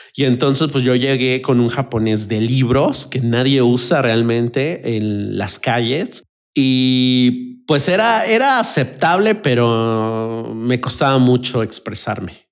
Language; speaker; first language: Spanish; native; Spanish